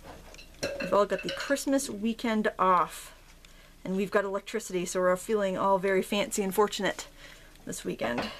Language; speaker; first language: English; native; English